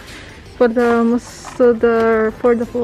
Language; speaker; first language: English; non-native, learner; Filipino